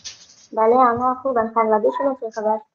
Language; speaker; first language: Persian; non-native, learner; Urdu